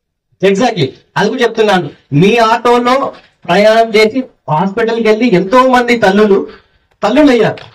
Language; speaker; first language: Telugu; native; Telugu